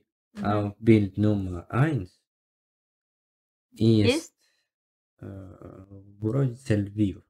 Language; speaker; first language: German; non-native, learner; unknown